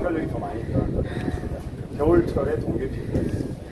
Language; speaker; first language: Korean; native; Korean